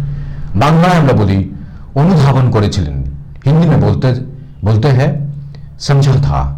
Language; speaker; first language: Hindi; non-native, local second language; Bangla